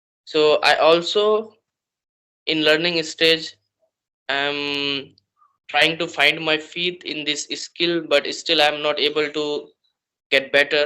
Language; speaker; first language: English; non-native, learner; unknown